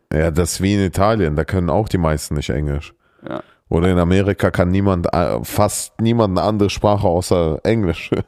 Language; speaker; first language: German; early bilingual, other home language; Russian